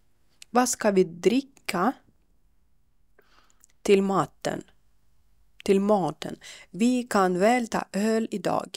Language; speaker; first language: Swedish; non-native, fluent; Ukrainian